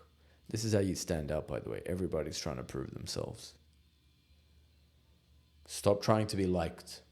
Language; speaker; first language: English; native; English